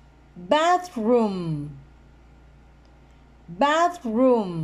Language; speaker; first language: English; non-native, fluent; Spanish